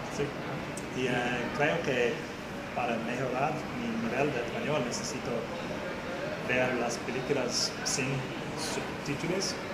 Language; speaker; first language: Spanish; non-native, learner; English